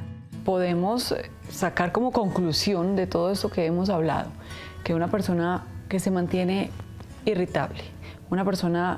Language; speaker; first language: Spanish; native; Spanish